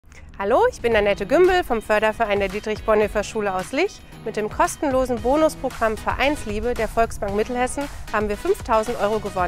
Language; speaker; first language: German; native; German